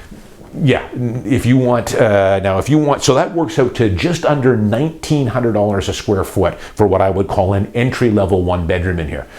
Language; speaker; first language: English; native; English